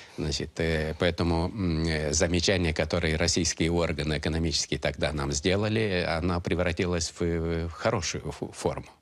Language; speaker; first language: Russian; non-native, local second language; Romanian